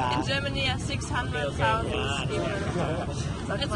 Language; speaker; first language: English; non-native, fluent; German